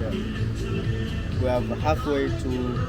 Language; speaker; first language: English; non-native, fluent; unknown